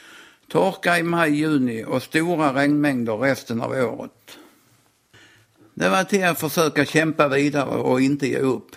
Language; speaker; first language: Swedish; native; Swedish